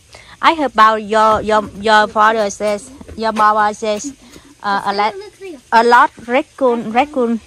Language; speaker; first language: English; non-native, learner; Vietnamese